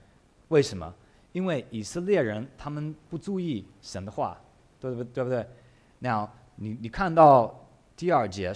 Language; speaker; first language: Chinese; early bilingual, heritage; English